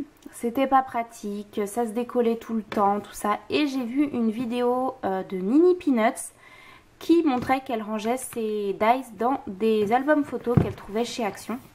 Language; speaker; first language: French; native; French